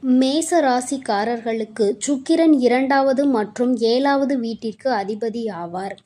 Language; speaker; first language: Tamil; native; Tamil